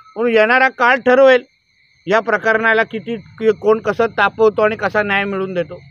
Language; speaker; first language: Marathi; native; Marathi